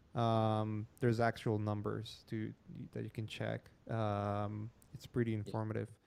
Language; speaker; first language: English; non-native, fluent; Polish